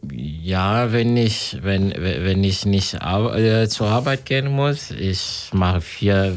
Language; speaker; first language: German; non-native, learner; Kinyarwanda